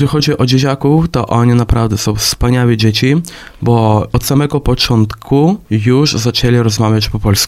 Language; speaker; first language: Polish; non-native, fluent; Ukrainian